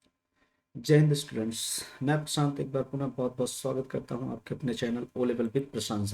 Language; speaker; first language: Hindi; native; Hindi